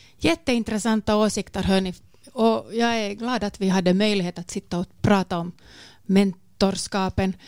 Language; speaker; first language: Swedish; native; Swedish